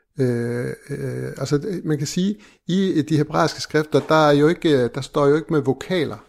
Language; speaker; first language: Danish; native; Danish